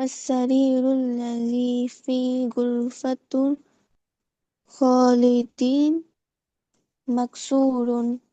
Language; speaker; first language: Arabic; non-native, learner; Bangla